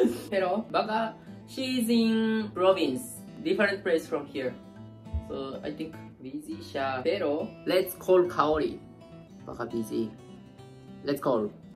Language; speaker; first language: English; non-native, learner; Japanese